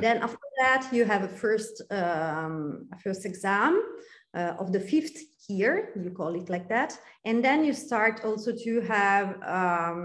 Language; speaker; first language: English; non-native, fluent; Italian